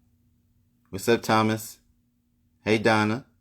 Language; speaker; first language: English; native; English